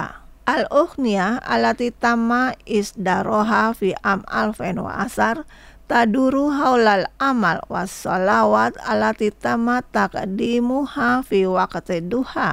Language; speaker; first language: Arabic; non-native, fluent; Indonesian